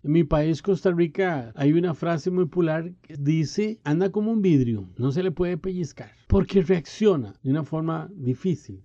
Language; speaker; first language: Spanish; native; Spanish